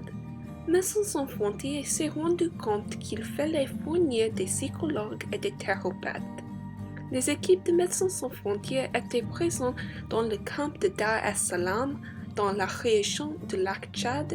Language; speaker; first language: French; non-native, learner; English